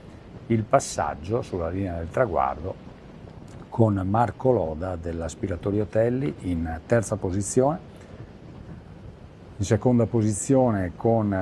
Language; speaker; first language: Italian; native; Italian